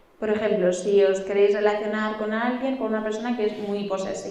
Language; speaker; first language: Spanish; native; Spanish